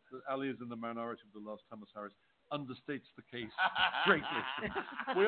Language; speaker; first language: English; native; English